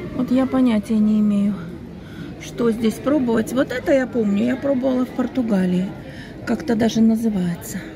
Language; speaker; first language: Russian; native; Russian